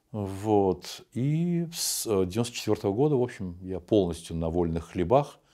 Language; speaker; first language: Russian; native; Russian